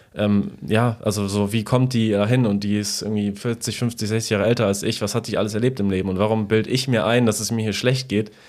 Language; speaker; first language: German; early bilingual, other home language; Polish